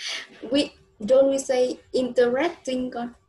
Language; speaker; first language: English; non-native, fluent; Vietnamese